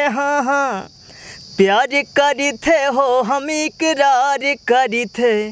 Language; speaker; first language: Hindi; native; Hindi